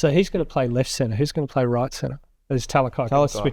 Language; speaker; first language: English; native; English